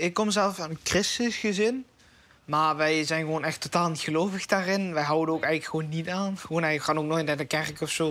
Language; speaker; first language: Dutch; native; Dutch